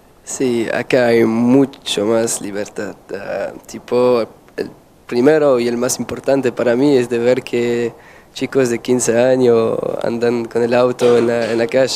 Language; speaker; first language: Spanish; non-native, fluent; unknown